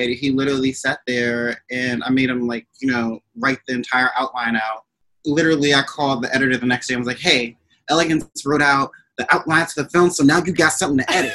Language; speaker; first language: English; native; English